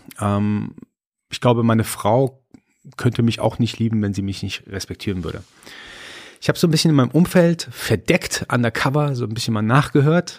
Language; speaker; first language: German; early bilingual, other home language; Persian